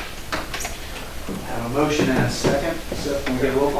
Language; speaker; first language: English; native; English